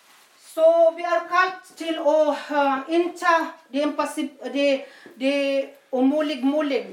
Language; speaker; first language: Norwegian; non-native, fluent; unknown